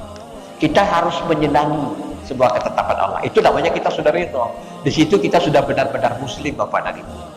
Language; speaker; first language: Indonesian; native; Indonesian